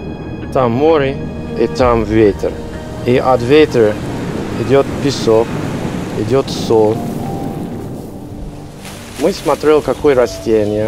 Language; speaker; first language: Russian; non-native, fluent; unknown